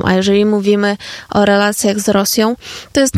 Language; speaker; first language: Polish; non-native, fluent; Ukrainian